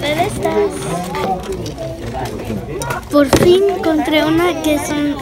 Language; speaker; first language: Spanish; early bilingual, heritage; Spanish